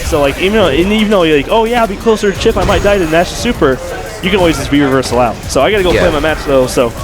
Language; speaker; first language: English; native; English